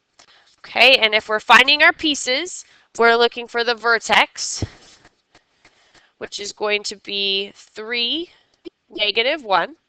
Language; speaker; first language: English; native; English